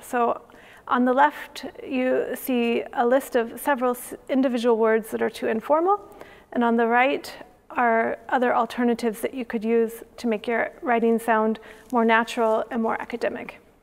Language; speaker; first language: English; native; English